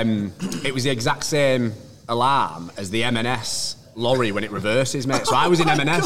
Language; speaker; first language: English; native; English